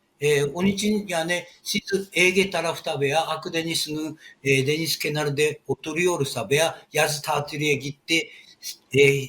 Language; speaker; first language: Turkish; non-native, learner; Japanese